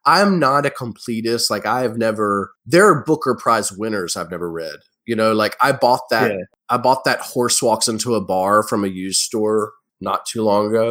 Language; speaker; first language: English; native; English